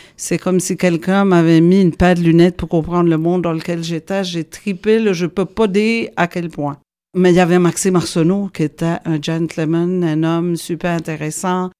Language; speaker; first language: French; native; French